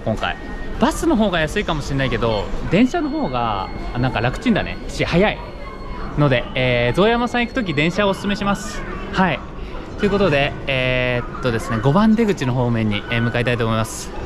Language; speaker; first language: Japanese; native; Japanese